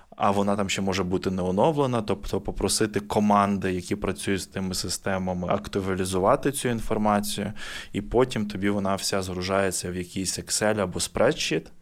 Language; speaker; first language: Ukrainian; native; Ukrainian